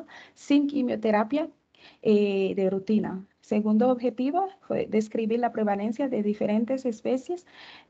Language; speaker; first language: Spanish; non-native, fluent; Haitian Creole